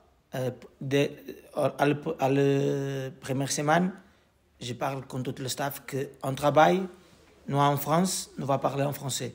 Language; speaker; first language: French; non-native, learner; Portuguese